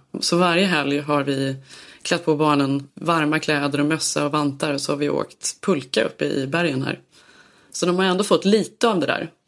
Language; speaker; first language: Swedish; native; Swedish